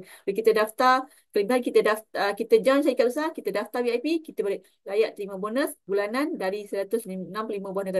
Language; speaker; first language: Malay; native; Malay